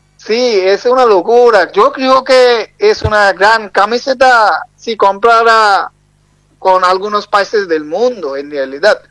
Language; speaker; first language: Spanish; non-native, learner; Bangla